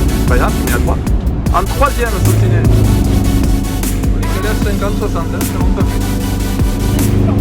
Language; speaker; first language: French; native; French